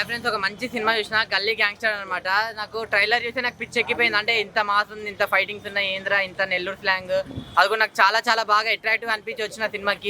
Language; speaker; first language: Telugu; native; Telugu